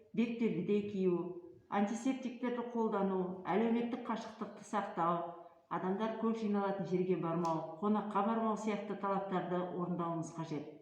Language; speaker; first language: Kazakh; native; Kazakh